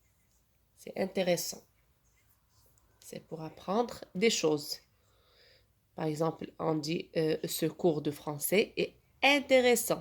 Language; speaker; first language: French; non-native, local second language; Arabic